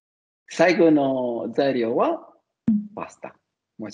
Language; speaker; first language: Japanese; non-native, learner; Italian